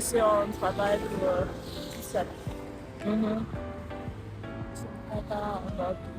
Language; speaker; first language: French; non-native, fluent; German